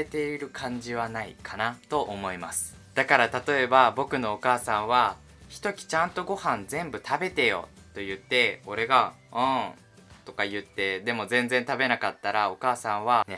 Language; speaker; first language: Japanese; native; Japanese